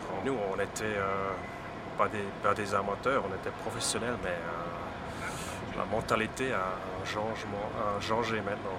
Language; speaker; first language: French; non-native, local second language; German